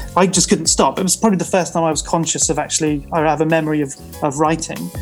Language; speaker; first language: English; native; English